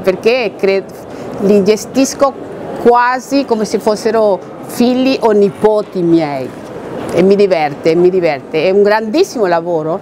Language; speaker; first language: Italian; non-native, fluent; Spanish